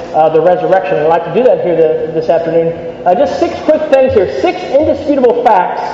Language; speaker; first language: English; native; English